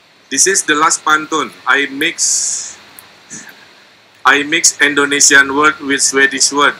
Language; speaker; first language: English; non-native, fluent; Indonesian